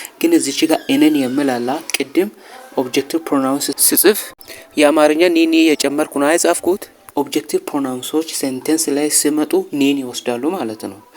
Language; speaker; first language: Amharic; non-native, local second language; Sidamo